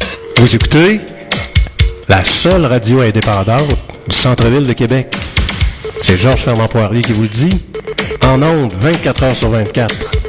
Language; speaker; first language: French; native; French